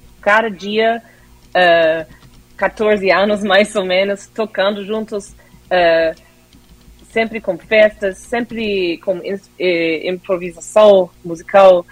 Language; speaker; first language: Portuguese; non-native, fluent; English